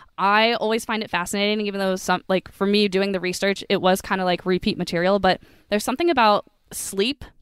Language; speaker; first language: English; native; English